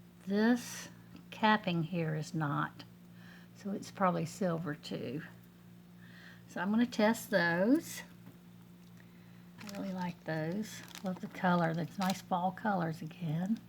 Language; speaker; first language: English; native; English